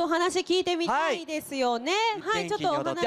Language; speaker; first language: Japanese; native; Japanese